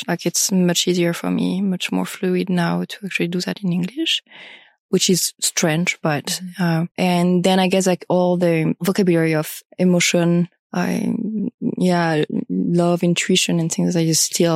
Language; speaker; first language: English; non-native, fluent; French